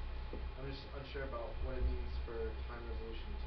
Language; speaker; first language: English; native; English